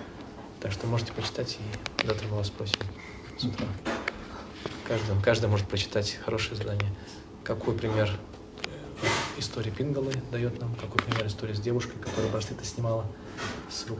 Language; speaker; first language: Russian; native; Russian